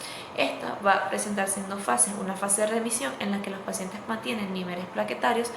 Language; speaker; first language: Spanish; native; Spanish